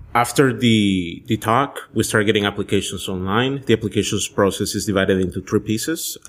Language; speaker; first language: English; early bilingual, other home language; Spanish